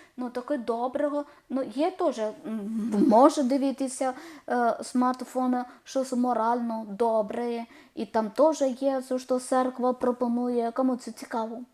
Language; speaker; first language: Ukrainian; non-native, learner; Malayalam